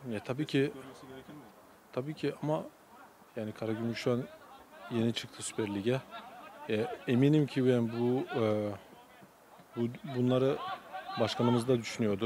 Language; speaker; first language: Turkish; early bilingual, other home language; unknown